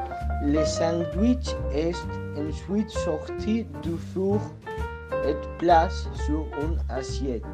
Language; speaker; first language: French; non-native, learner; Spanish